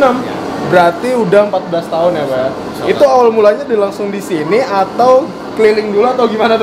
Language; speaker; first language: Indonesian; native; Indonesian